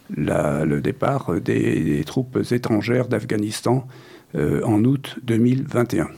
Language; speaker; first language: French; native; French